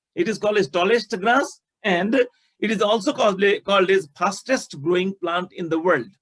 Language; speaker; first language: English; non-native, local second language; Nepali